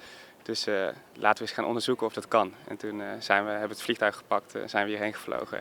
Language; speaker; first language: Dutch; native; Dutch